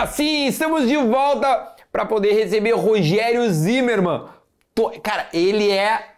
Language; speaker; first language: Portuguese; native; Portuguese